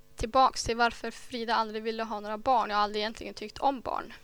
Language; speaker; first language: Swedish; native; Swedish